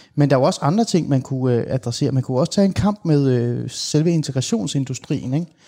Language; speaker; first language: Danish; early bilingual, other home language; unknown